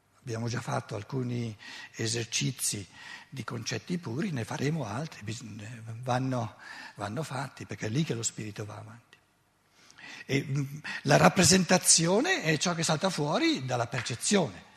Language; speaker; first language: Italian; native; Italian